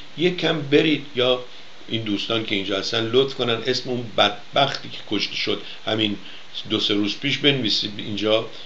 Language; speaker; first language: Persian; native; Persian